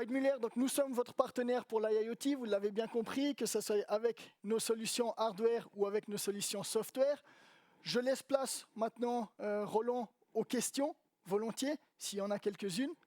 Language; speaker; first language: French; native; French